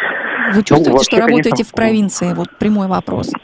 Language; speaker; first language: Russian; native; Russian